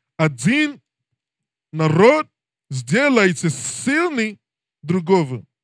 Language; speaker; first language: Russian; non-native, learner; English